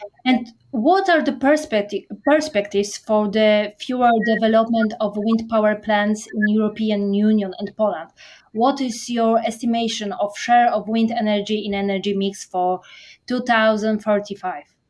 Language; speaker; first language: English; non-native, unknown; Polish